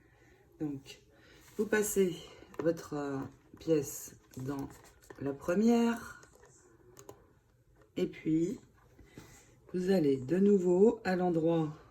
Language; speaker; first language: French; native; French